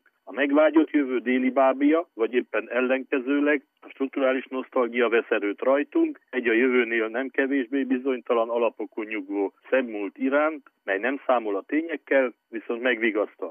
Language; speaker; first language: Hungarian; native; Hungarian